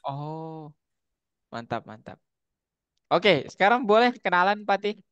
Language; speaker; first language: Indonesian; native; Indonesian